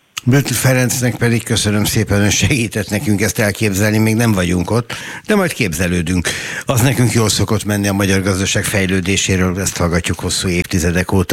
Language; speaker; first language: Hungarian; native; Hungarian